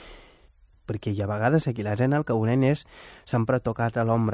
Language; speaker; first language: Catalan; non-native, fluent; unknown